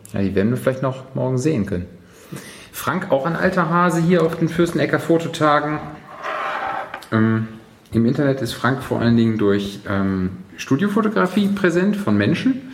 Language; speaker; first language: German; native; German